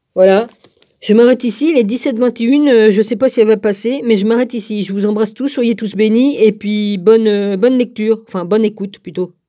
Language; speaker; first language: French; native; French